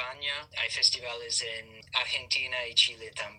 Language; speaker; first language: Spanish; non-native, learner; English